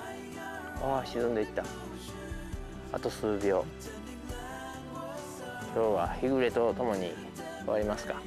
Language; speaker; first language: Japanese; native; Japanese